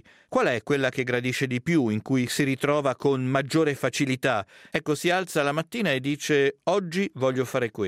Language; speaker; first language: Italian; native; Italian